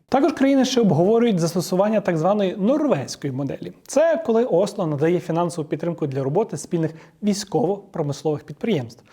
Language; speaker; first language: Ukrainian; native; Ukrainian